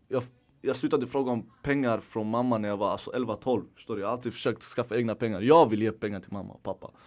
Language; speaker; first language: Swedish; native; Swedish